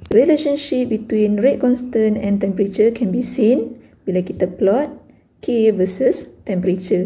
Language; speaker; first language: English; non-native, local second language; Malay